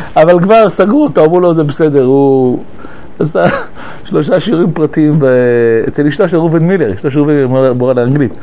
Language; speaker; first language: Hebrew; early bilingual, other home language; French